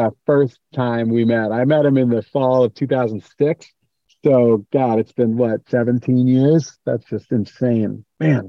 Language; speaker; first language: English; native; English